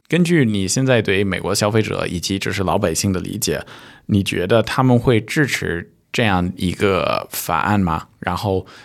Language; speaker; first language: Chinese; early bilingual, heritage; Chinese